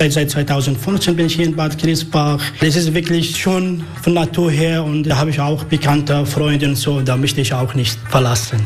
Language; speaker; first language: German; non-native, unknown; Arabic